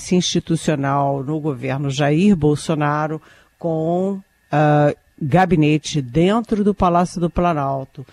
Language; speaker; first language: Portuguese; native; Portuguese